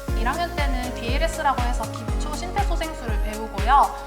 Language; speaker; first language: Korean; native; Korean